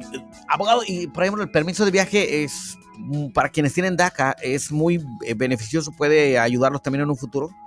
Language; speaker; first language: Spanish; native; Spanish